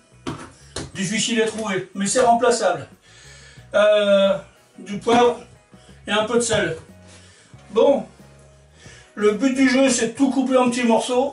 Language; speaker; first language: French; native; French